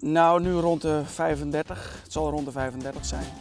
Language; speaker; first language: Dutch; native; Dutch